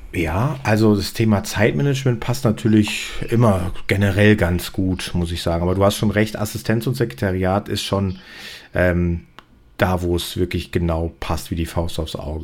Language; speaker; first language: German; native; German